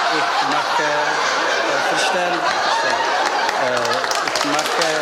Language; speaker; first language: German; non-native, learner; Czech